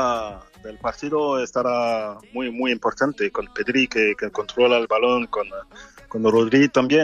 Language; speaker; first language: Spanish; non-native, fluent; French